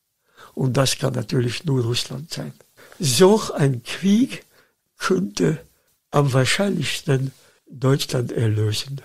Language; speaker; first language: German; non-native, fluent; Dutch